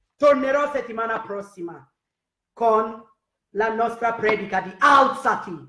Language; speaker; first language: Italian; non-native, fluent; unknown